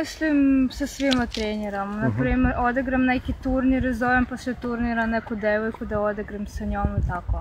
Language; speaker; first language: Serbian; non-native, learner; Belarusian